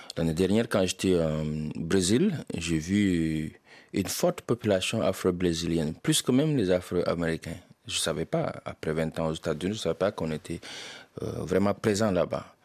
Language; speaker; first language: French; non-native, local second language; Wolof